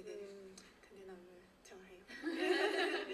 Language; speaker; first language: Korean; non-native, learner; Japanese